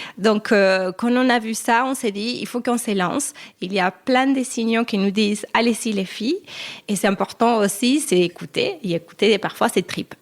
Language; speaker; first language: French; non-native, fluent; Spanish